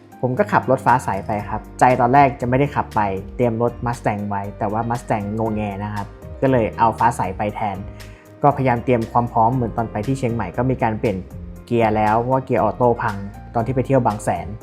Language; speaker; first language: Thai; native; Thai